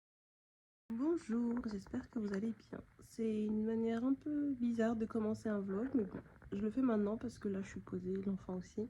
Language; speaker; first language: French; native; French